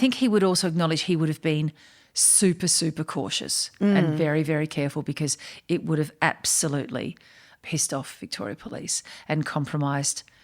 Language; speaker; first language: English; native; English